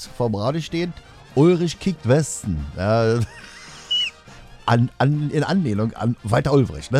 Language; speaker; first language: German; native; German